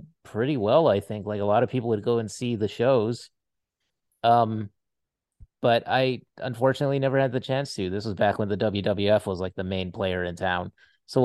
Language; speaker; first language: English; native; English